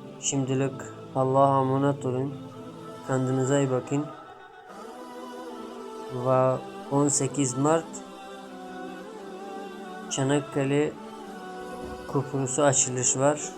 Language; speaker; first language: Turkish; non-native, fluent; Tajik